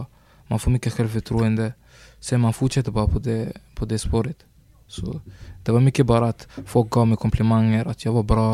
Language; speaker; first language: Swedish; early bilingual, other home language; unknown